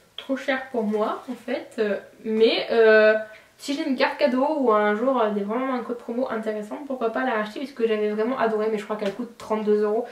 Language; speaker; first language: French; native; French